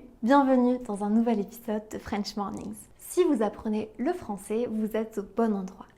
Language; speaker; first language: French; native; French